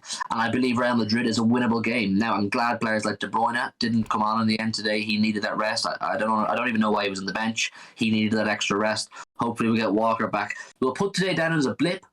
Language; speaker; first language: English; native; English